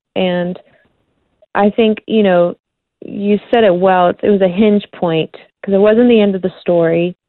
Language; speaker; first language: English; native; English